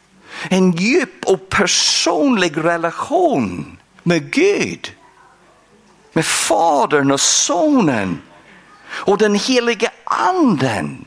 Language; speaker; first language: Swedish; non-native, fluent; English